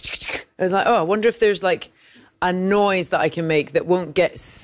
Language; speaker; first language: English; native; English